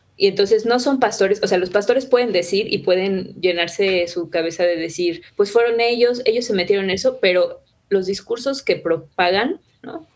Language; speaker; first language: Spanish; native; Spanish